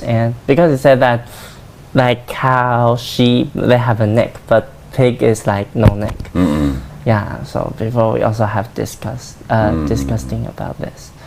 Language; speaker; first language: English; non-native, learner; Chinese